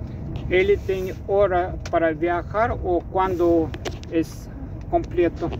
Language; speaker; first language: Portuguese; non-native, learner; Russian